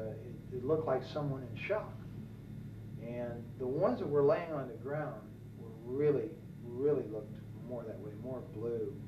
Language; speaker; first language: English; native; English